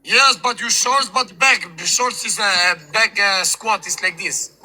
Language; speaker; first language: English; non-native, learner; Albanian